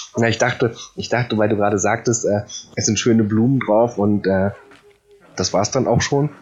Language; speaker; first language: German; early bilingual, other home language; Polish